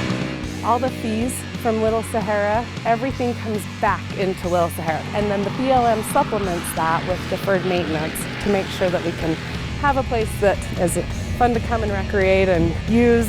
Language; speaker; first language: English; native; English